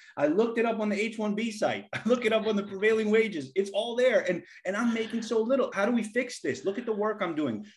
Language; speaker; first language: English; native; English